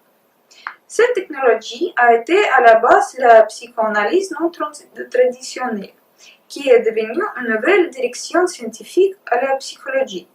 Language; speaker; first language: French; non-native, learner; Russian